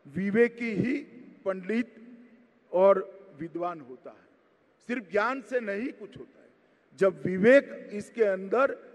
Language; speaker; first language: Hindi; non-native, local second language; Gujarati